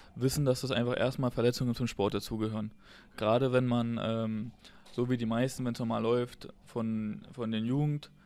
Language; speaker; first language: German; native; German